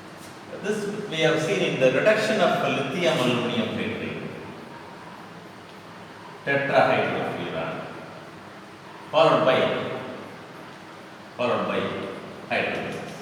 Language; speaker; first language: English; non-native, local second language; Tamil